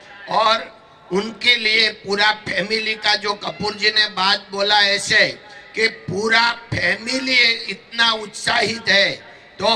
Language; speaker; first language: Hindi; non-native, local second language; Gujarati